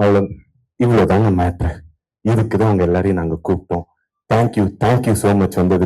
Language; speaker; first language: Tamil; native; Tamil